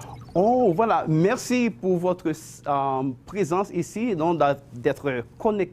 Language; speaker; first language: French; non-native, fluent; Spanish